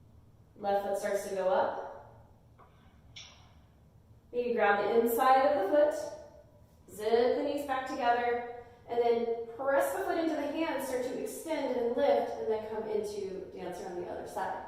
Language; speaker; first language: English; native; English